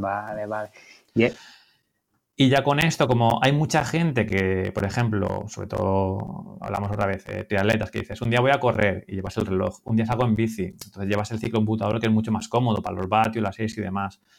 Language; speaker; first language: Spanish; native; Spanish